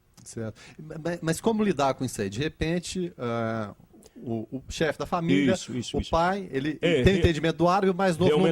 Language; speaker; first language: Portuguese; native; Portuguese